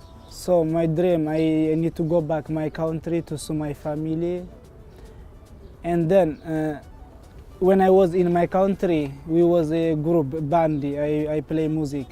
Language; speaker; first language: English; non-native, learner; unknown